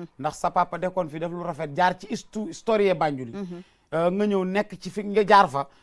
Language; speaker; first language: Wolof; native; Wolof